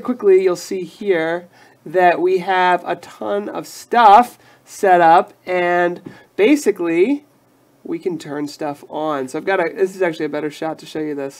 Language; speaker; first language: English; native; English